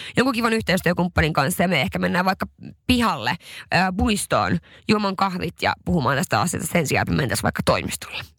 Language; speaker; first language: Finnish; non-native, local second language; Swedish